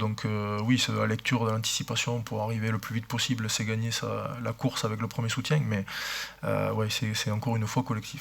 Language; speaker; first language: French; native; French